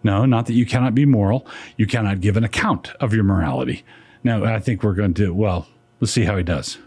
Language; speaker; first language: English; native; English